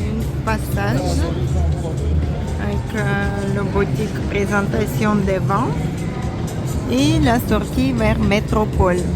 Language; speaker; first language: French; non-native, learner; Russian